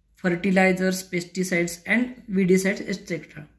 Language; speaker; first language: English; non-native, local second language; Marathi